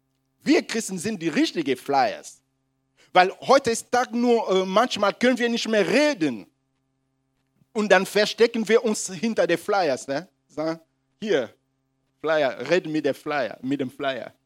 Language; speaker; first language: German; non-native, fluent; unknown